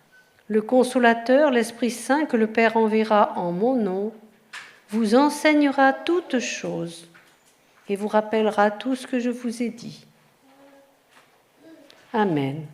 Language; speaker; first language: French; native; French